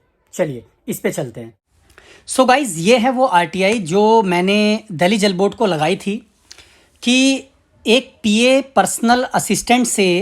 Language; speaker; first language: Hindi; native; Hindi